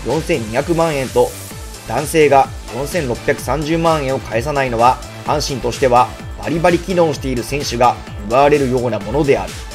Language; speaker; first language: Japanese; native; Japanese